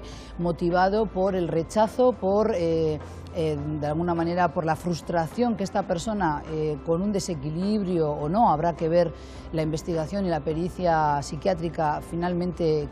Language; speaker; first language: Spanish; native; Spanish